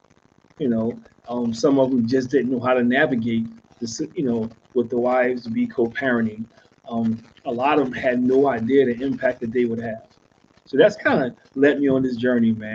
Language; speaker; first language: English; native; English